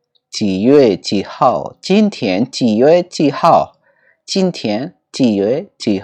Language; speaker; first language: Chinese; non-native, learner; Urdu